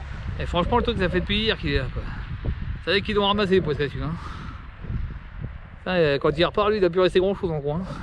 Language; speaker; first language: French; native; French